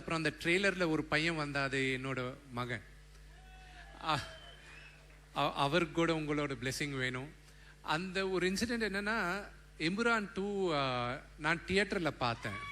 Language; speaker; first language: Tamil; non-native, local second language; Telugu